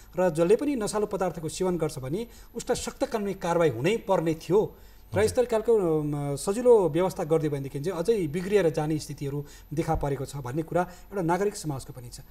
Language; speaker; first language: Nepali; native; Nepali